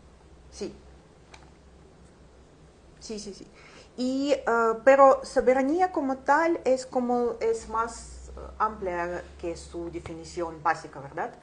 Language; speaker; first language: Spanish; non-native, fluent; Ukrainian